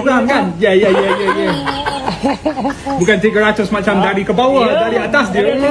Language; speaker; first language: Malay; non-native, learner; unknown